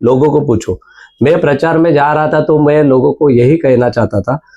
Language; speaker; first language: Hindi; non-native, local second language; Marathi